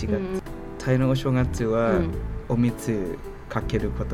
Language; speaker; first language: Japanese; non-native, learner; Thai